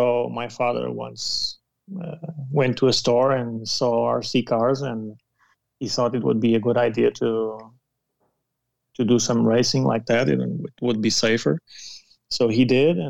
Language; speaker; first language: English; non-native, fluent; Portuguese